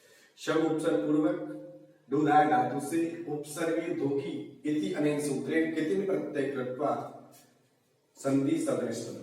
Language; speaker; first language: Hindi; native; Hindi